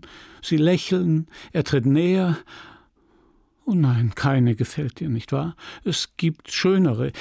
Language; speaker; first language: German; native; German